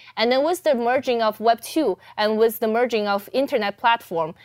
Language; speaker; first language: English; early bilingual, other home language; Chinese